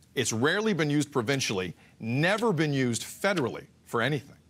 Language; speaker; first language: English; native; English